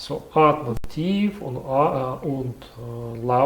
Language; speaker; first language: German; non-native, learner; Russian